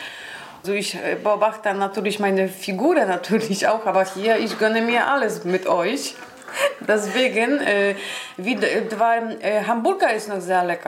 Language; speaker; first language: German; non-native, learner; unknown